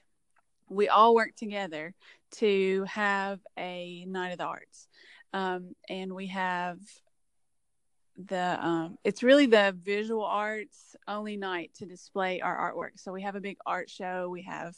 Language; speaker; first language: English; native; English